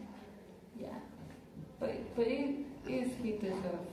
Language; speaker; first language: English; non-native, learner; Chinese